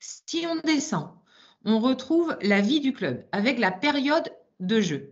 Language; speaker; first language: French; native; French